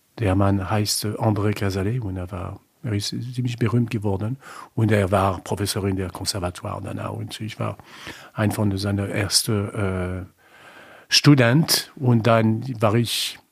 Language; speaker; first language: German; non-native, fluent; French